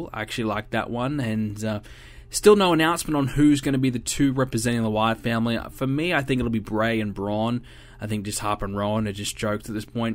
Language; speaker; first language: English; native; English